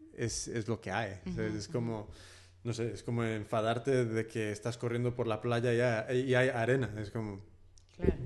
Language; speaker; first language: Spanish; early bilingual, heritage; Spanish